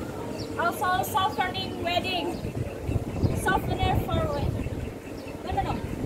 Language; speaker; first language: English; non-native, learner; Indonesian